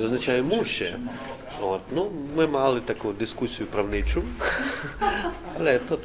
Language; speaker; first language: Polish; non-native, learner; Ukrainian